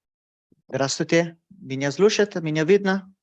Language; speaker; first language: Russian; non-native, learner; English